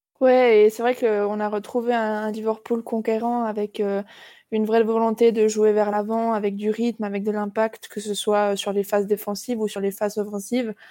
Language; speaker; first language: French; native; French